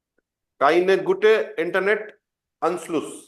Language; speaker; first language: German; non-native, fluent; Hindi